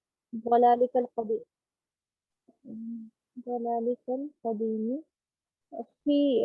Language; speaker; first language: Arabic; non-native, learner; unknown